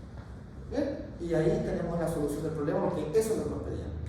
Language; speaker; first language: Spanish; native; Spanish